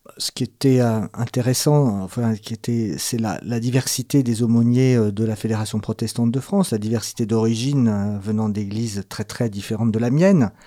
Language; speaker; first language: French; native; French